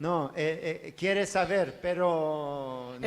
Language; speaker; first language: Spanish; non-native, learner; French